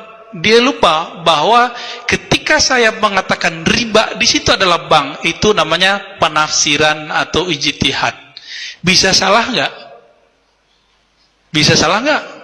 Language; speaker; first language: Indonesian; native; Indonesian